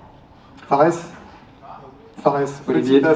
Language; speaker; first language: French; native; French